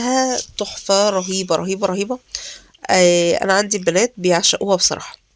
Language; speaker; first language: Arabic; native; Arabic